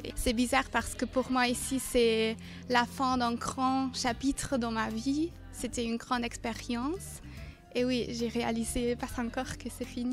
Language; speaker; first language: French; non-native, fluent; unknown